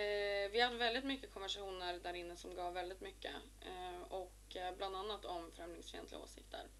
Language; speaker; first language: Swedish; native; Swedish